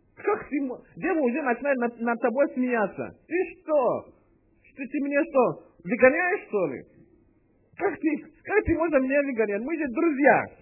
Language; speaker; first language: Russian; non-native, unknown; English